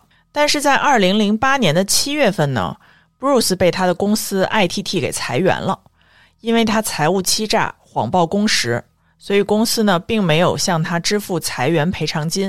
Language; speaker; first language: Chinese; native; Chinese